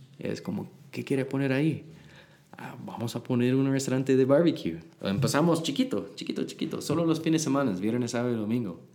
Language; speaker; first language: Spanish; non-native, learner; English